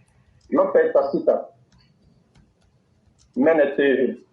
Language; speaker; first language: Finnish; non-native, learner; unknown